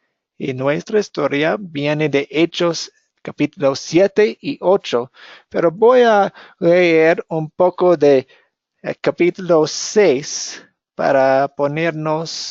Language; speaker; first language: Spanish; non-native, fluent; English